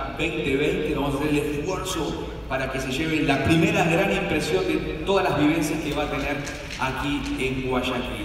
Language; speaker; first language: Spanish; native; Spanish